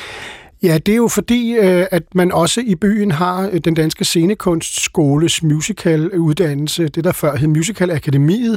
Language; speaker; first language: Danish; native; Danish